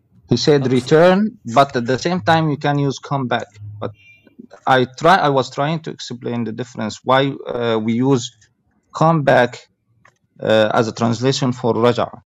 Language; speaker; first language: English; non-native, fluent; Arabic